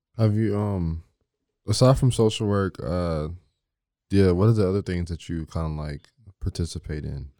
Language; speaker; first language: English; native; English